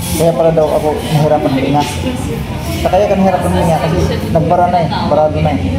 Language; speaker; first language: Filipino; native; Filipino